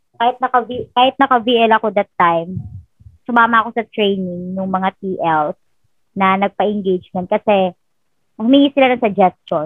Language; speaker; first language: Filipino; non-native, local second language; Bikol